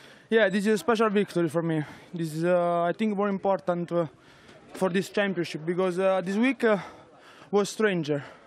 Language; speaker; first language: English; non-native, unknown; Italian